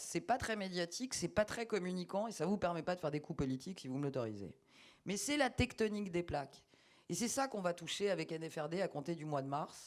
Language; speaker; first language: French; native; French